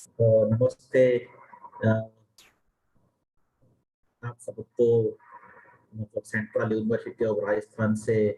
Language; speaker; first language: Hindi; non-native, local second language; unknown